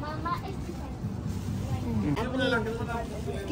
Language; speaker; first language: Filipino; non-native, learner; Spanish